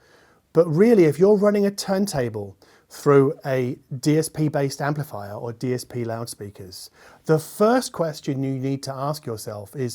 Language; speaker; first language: English; native; English